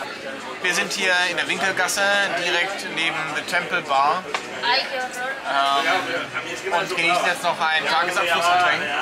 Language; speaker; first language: German; native; German